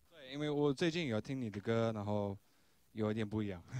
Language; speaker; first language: Chinese; non-native, learner; English